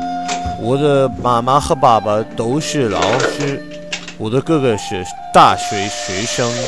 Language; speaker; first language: Chinese; non-native, learner; English